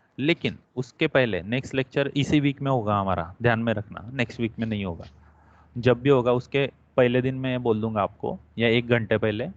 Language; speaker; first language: Hindi; non-native, local second language; Marathi